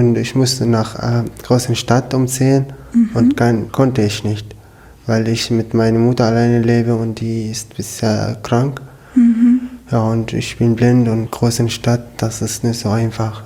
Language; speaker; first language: German; non-native, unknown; Arabic